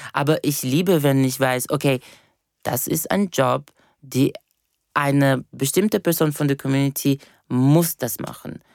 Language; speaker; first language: German; non-native, fluent; Portuguese